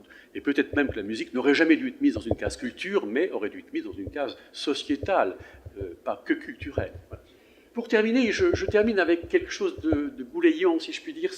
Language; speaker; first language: French; native; French